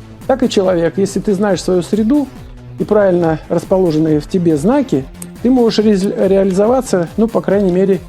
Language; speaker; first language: Russian; native; Russian